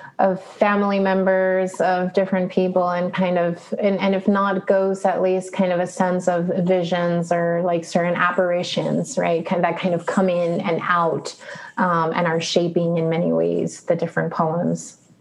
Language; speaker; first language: English; early bilingual, other home language; Spanish